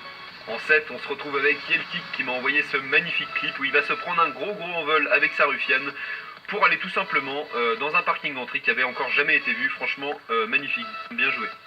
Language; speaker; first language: French; native; French